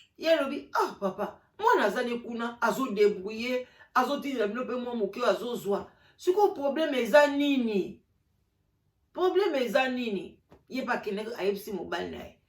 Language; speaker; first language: Lingala; native; Lingala